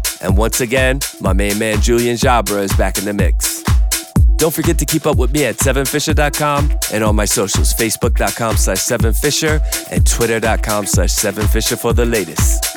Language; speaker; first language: English; native; English